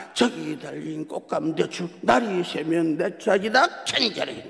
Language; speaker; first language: Korean; native; Korean